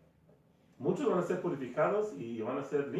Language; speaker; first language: Spanish; early bilingual, heritage; Spanish